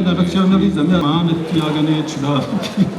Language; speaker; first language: Bosnian; native; Bosnian